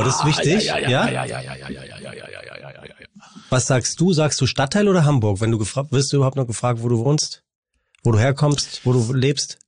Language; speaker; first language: German; native; German